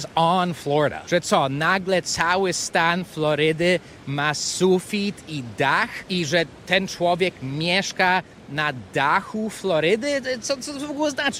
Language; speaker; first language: Polish; early bilingual, heritage; Polish